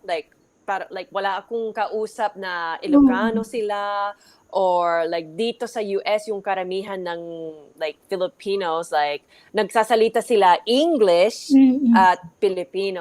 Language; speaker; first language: Filipino; early bilingual, heritage; English